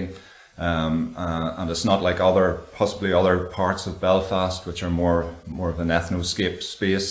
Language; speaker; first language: English; native; English